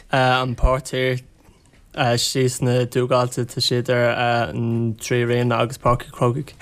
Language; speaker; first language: Irish; non-native, local second language; English